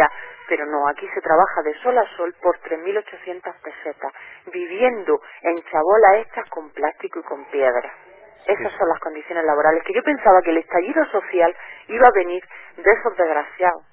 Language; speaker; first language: Spanish; native; Spanish